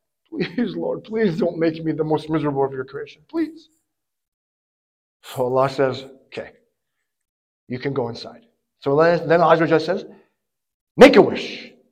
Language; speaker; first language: English; native; English